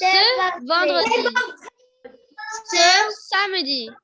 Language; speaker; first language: French; non-native, fluent; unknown